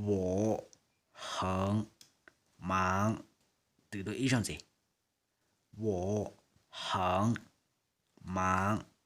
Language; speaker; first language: Chinese; non-native, fluent; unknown